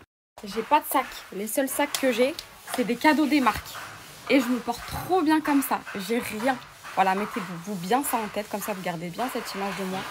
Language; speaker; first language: French; native; French